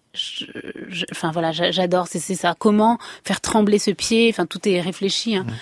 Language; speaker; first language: French; native; French